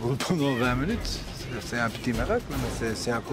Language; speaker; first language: French; non-native, local second language; Dutch